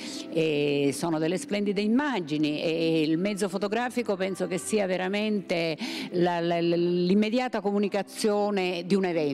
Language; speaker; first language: Italian; native; Italian